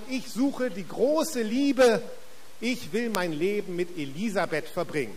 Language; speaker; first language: German; native; German